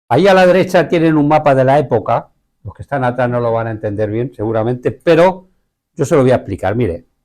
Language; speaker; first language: Spanish; native; Spanish